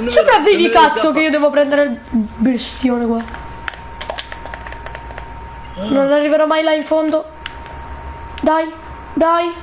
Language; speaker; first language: Italian; native; Italian